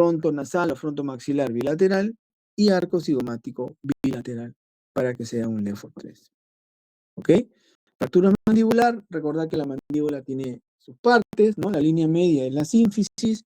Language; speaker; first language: Spanish; native; Spanish